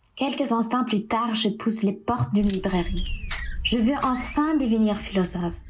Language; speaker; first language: French; non-native, fluent; German